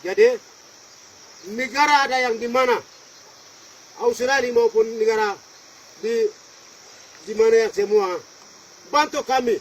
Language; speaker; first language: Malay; non-native, local second language; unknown